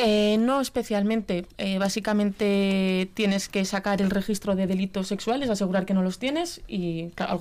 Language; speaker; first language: Spanish; native; Spanish